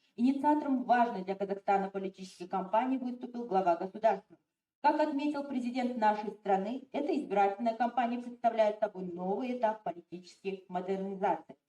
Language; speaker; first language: Russian; non-native, local second language; Kazakh